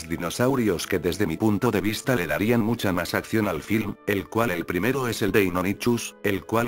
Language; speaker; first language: Spanish; native; Spanish